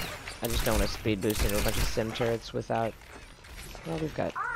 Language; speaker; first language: English; native; English